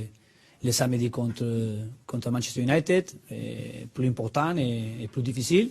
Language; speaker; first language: French; non-native, learner; Spanish